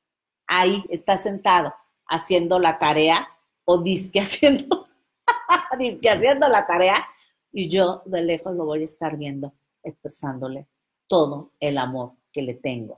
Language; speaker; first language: Spanish; native; Spanish